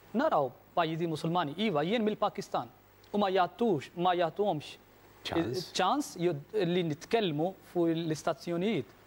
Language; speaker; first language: Maltese; non-native, fluent; Urdu